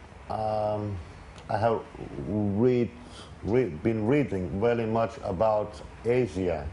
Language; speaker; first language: English; non-native, learner; Danish